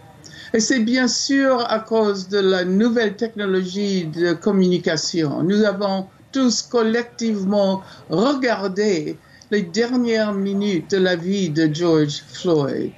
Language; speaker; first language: French; non-native, fluent; English